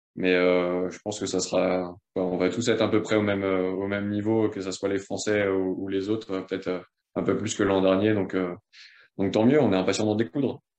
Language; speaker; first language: French; native; French